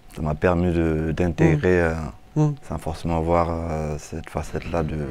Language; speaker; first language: French; non-native, local second language; Mossi